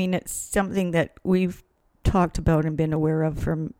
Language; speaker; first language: English; native; English